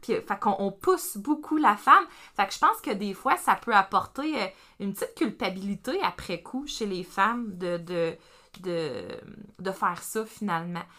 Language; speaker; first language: French; native; French